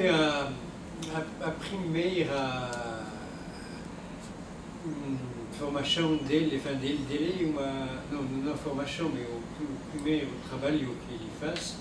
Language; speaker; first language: Portuguese; non-native, learner; French